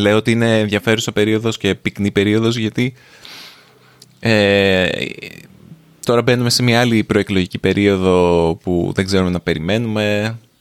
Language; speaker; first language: Greek; native; Greek